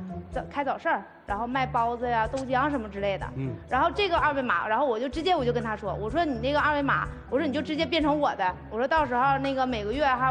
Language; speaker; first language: Chinese; native; Chinese